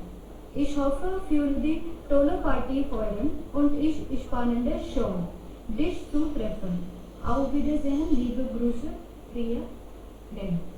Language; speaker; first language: German; non-native, learner; Hindi